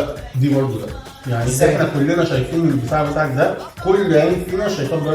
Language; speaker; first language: Arabic; native; Arabic